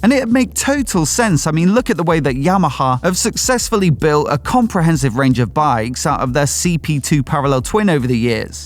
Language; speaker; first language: English; native; English